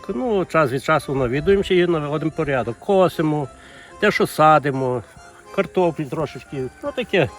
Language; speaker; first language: Ukrainian; native; Ukrainian